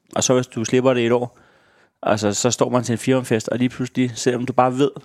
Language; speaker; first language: Danish; native; Danish